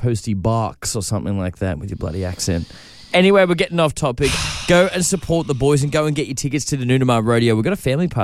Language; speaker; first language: English; native; English